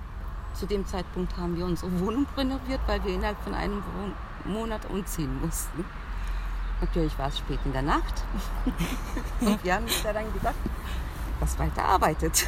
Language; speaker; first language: German; early bilingual, other home language; Turkish